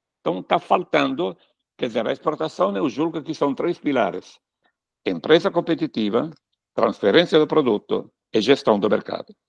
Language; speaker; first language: Portuguese; non-native, fluent; Italian